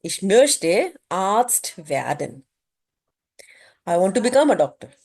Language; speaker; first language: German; non-native, fluent; Urdu